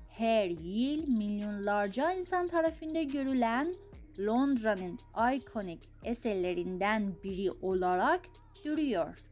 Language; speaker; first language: Turkish; non-native, fluent; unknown